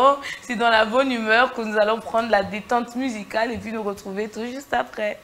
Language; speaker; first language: French; non-native, local second language; Lingala